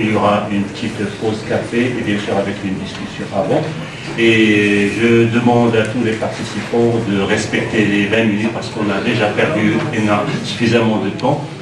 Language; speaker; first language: French; non-native, local second language; Arabic